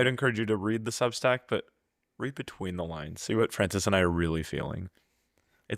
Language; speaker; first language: English; native; English